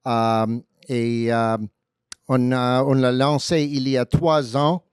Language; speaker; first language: French; early bilingual, heritage; French